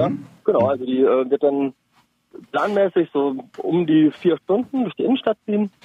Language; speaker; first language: German; native; German